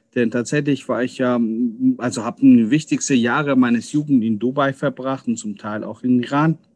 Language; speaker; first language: German; early bilingual, other home language; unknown